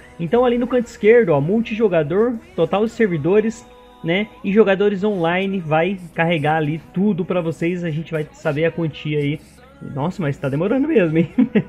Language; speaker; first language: Portuguese; native; Portuguese